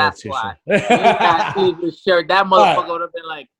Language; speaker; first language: English; native; English